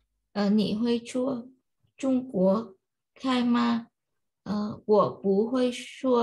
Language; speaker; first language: Chinese; non-native, learner; Vietnamese